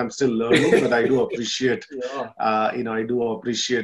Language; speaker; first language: English; non-native, local second language; Gujarati